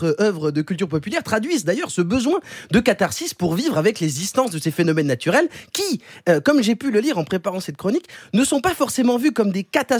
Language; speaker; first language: French; native; French